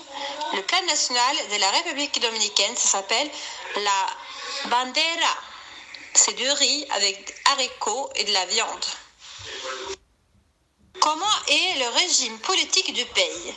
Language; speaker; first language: French; non-native, learner; Swedish